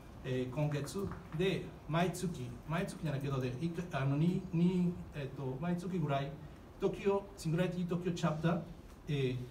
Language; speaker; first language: Japanese; non-native, fluent; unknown